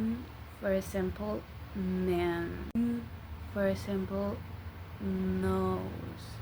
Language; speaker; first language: English; non-native, learner; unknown